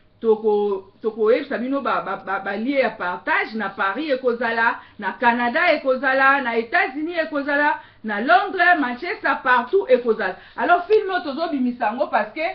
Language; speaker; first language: Lingala; native; Lingala